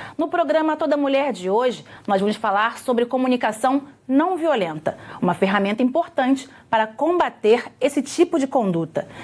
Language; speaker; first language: Portuguese; native; Portuguese